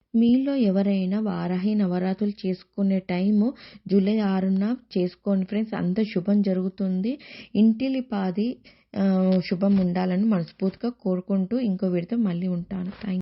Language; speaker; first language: Telugu; native; Telugu